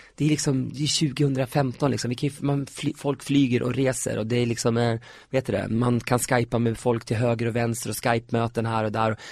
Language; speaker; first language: Swedish; native; Swedish